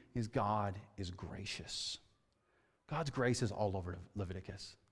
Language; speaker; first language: English; native; English